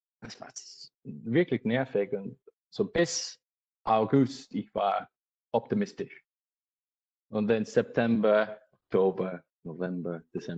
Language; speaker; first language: German; non-native, learner; English